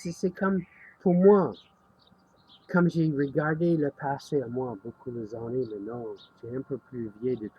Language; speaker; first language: French; non-native, learner; English